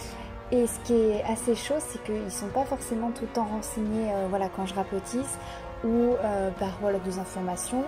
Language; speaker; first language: French; native; French